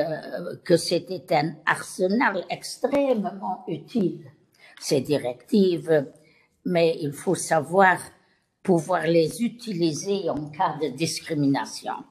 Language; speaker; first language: French; non-native, local second language; Luxembourgish